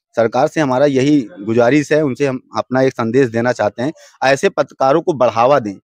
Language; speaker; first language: Hindi; native; Hindi